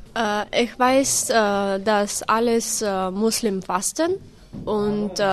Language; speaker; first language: German; non-native, learner; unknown